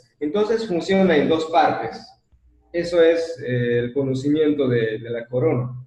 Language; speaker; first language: Spanish; non-native, local second language; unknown